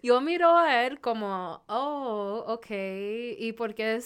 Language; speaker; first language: Spanish; early bilingual, heritage; Spanish